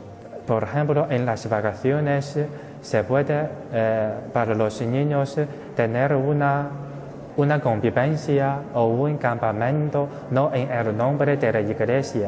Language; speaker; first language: Spanish; non-native, fluent; Chinese